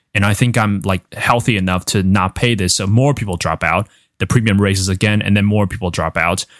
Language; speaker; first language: English; non-native, fluent; Chinese